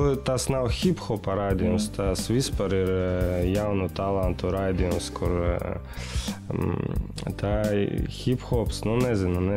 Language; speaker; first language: Latvian; non-native, local second language; Russian